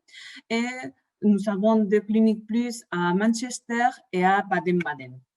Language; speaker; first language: French; non-native, fluent; Spanish